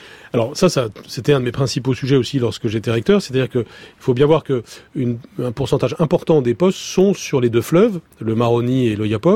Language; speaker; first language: French; native; French